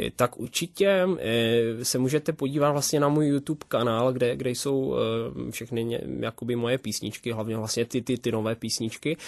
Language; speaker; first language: Czech; non-native, local second language; Polish